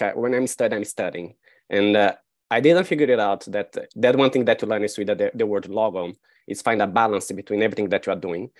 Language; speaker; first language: English; non-native, fluent; Portuguese